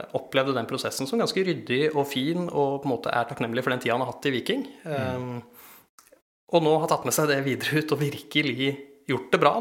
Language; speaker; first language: Norwegian; native; Norwegian